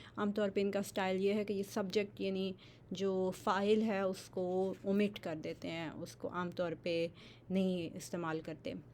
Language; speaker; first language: Urdu; native; Urdu